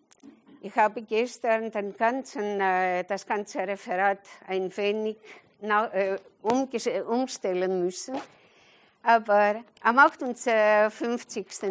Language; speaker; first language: German; non-native, fluent; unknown